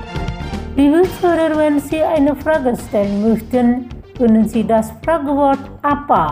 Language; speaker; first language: German; non-native, fluent; Indonesian